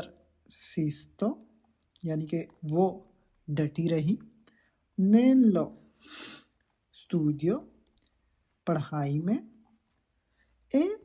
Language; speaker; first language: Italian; non-native, learner; Urdu